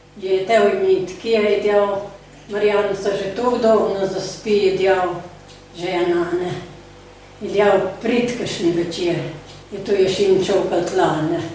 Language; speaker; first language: Slovenian; native; Slovenian